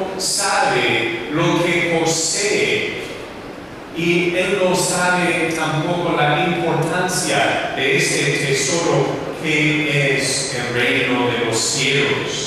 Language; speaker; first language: Spanish; non-native, learner; English